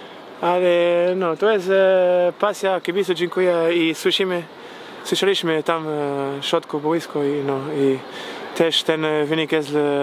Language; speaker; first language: Polish; non-native, learner; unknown